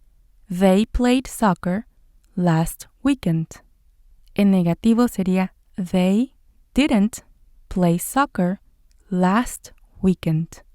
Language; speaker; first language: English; non-native, fluent; Spanish